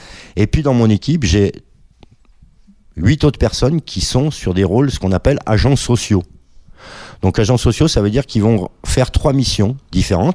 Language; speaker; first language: French; native; French